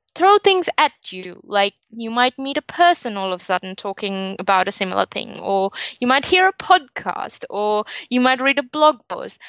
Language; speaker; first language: English; non-native, local second language; Sinhala